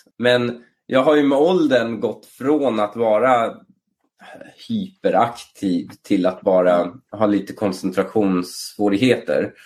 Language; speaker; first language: Swedish; early bilingual, other home language; Persian